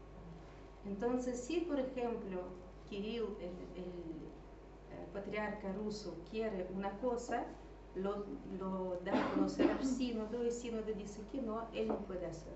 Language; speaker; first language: Spanish; non-native, fluent; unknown